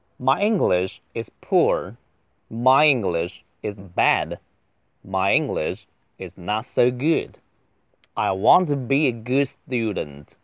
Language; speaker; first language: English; non-native, fluent; Chinese